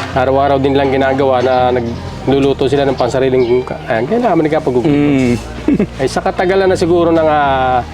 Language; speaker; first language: Filipino; native; Filipino